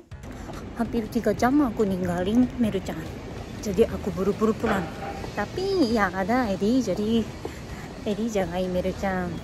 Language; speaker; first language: Indonesian; non-native, fluent; Japanese